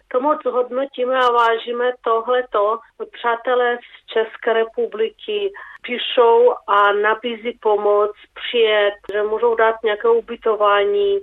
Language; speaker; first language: Czech; early bilingual, heritage; Czech